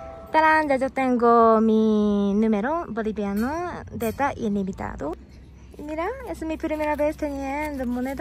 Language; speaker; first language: Spanish; non-native, fluent; Japanese